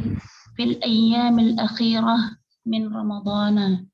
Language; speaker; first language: Arabic; non-native, learner; Indonesian